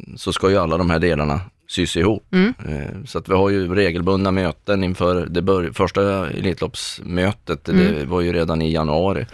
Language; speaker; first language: Swedish; native; Swedish